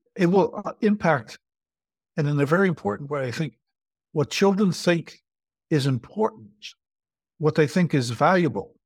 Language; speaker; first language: English; native; English